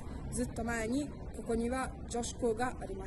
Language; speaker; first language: Japanese; non-native, learner; Hungarian